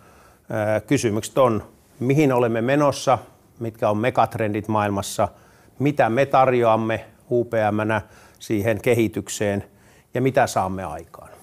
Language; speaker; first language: Finnish; native; Finnish